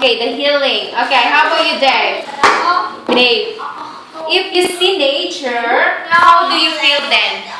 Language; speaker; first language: English; non-native, fluent; Korean